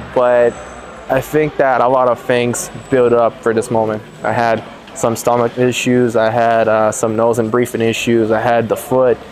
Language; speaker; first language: English; non-native, fluent; Portuguese